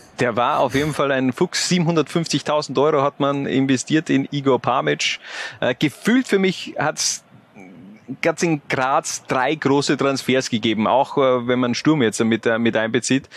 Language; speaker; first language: German; native; German